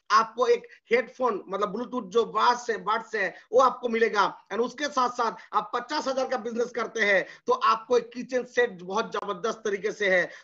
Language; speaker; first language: Hindi; non-native, local second language; Bangla